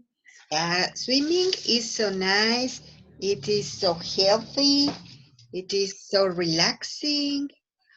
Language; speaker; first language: English; non-native, fluent; Spanish